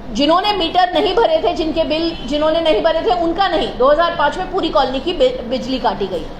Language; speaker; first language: Hindi; non-native, local second language; Marathi